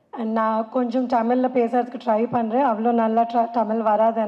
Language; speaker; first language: Tamil; non-native, learner; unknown